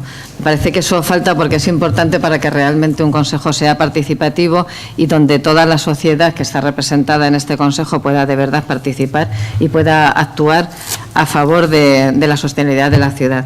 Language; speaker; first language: Spanish; native; Spanish